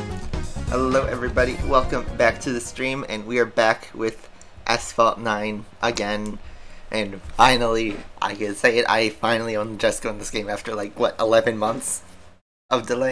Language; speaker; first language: English; native; English